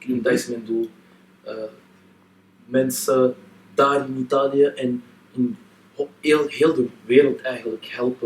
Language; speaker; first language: Dutch; non-native, local second language; French